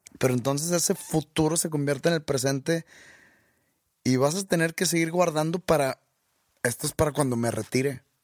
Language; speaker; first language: Spanish; native; Spanish